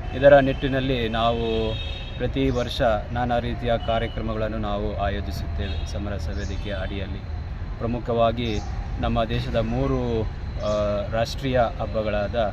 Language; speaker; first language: Kannada; native; Kannada